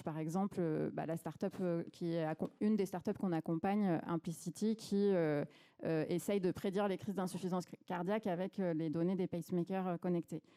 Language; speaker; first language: French; native; French